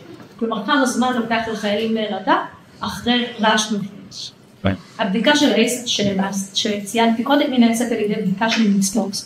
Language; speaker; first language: Hebrew; native; Hebrew